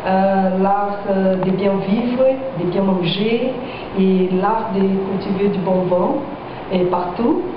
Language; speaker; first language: French; non-native, fluent; Portuguese